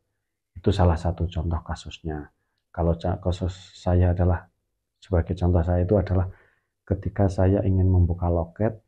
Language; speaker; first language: Indonesian; native; Indonesian